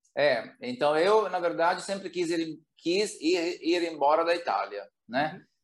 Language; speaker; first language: Portuguese; non-native, fluent; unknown